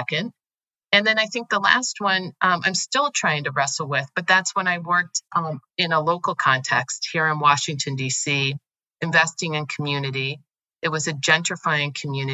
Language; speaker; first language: English; native; English